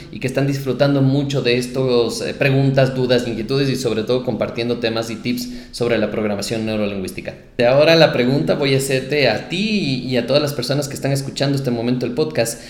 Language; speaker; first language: Spanish; native; Spanish